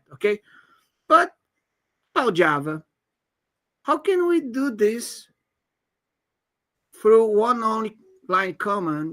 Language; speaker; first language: English; non-native, fluent; Portuguese